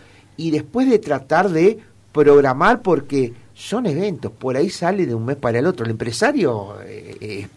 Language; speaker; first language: Spanish; native; Spanish